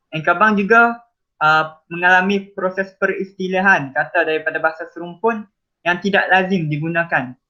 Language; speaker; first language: Malay; native; Malay